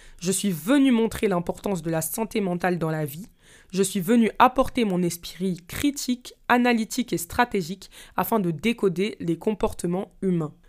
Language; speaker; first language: French; native; French